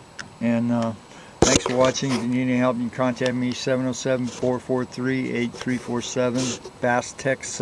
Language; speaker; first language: English; native; English